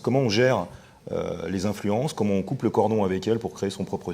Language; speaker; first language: French; native; French